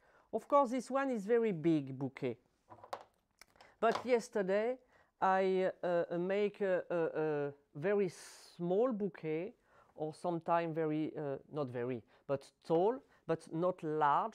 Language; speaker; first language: English; non-native, learner; French